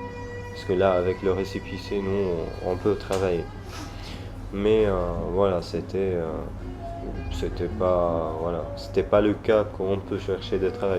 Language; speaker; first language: French; non-native, learner; Arabic